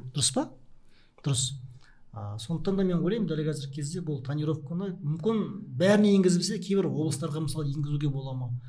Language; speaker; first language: Kazakh; non-native, local second language; Russian